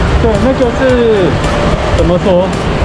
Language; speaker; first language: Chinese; non-native, learner; Korean